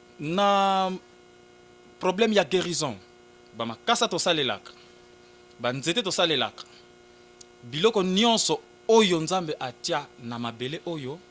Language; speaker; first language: Lingala; non-native, local second language; Kongo